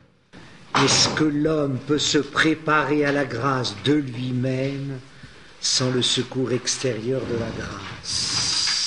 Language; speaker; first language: French; native; French